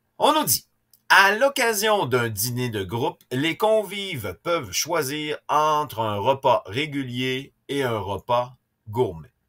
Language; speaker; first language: French; native; French